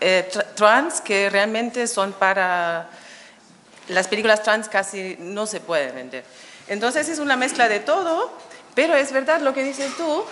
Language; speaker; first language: Spanish; non-native, fluent; German